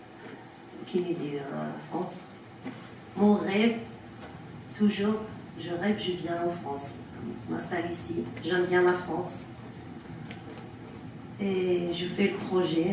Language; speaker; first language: French; non-native, learner; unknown